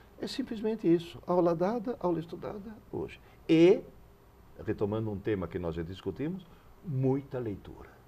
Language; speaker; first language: Portuguese; early bilingual, other home language; Italian